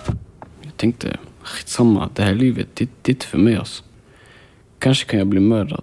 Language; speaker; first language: Swedish; early bilingual, other home language; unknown